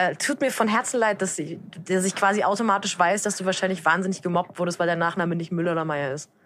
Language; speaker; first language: German; native; German